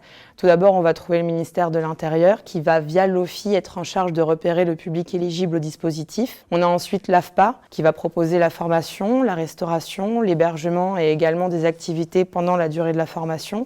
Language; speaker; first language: French; native; French